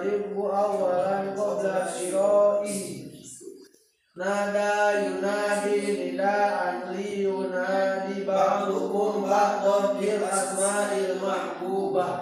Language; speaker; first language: Arabic; non-native, fluent; Indonesian